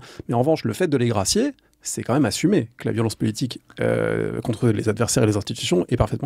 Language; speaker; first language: French; native; French